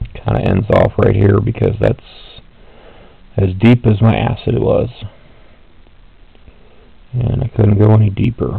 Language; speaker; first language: English; native; English